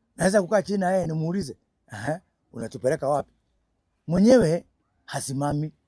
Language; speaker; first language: Swahili; native; Swahili